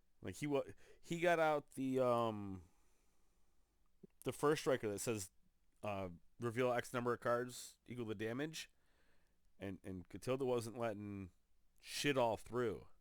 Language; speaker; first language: English; native; English